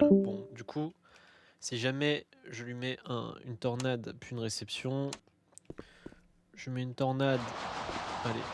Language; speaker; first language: French; native; French